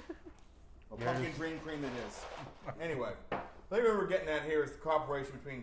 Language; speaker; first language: English; native; English